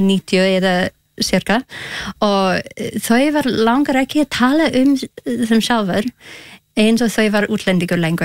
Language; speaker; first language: Icelandic; non-native, learner; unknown